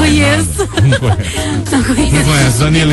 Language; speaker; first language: Portuguese; native; Portuguese